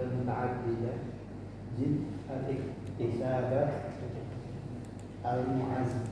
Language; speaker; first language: Arabic; non-native, learner; Indonesian